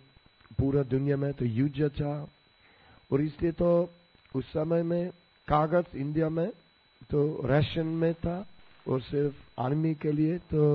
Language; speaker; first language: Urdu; non-native, learner; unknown